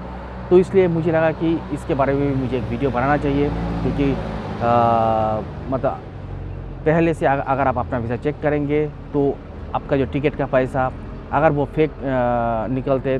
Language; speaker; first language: Hindi; non-native, local second language; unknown